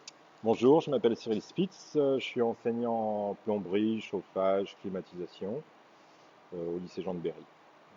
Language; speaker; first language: French; native; French